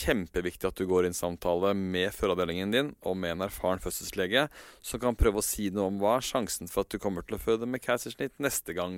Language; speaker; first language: Norwegian; native; Norwegian